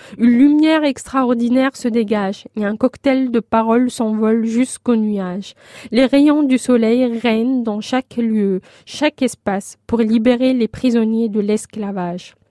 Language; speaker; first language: French; non-native, local second language; Arabic